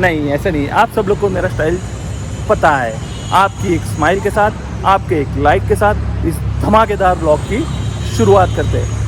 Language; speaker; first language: Hindi; native; Hindi